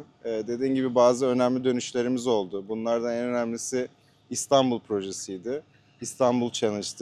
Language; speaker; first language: Turkish; native; Turkish